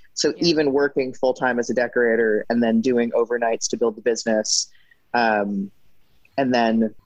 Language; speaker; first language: English; native; English